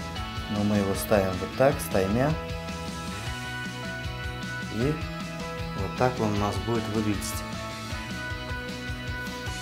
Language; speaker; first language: Russian; native; Russian